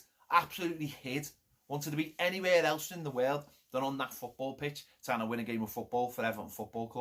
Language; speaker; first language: English; native; English